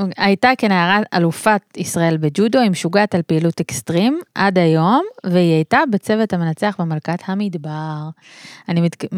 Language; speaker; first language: Hebrew; native; Hebrew